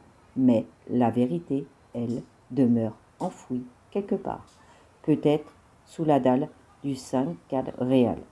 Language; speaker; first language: French; native; French